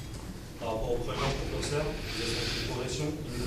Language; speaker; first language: French; native; French